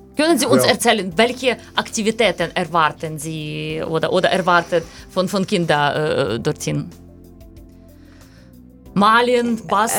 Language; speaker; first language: German; non-native, learner; Ukrainian